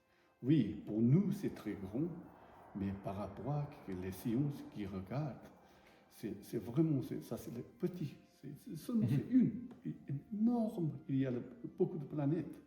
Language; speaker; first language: French; non-native, learner; Tibetan